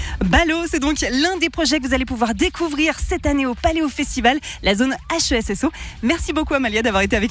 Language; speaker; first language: French; native; French